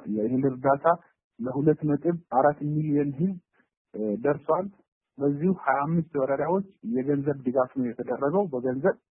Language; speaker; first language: Amharic; non-native, local second language; Somali